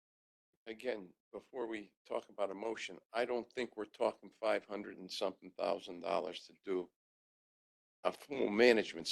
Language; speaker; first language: English; native; English